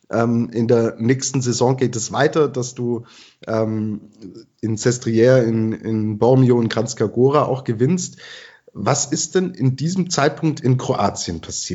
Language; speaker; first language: German; native; German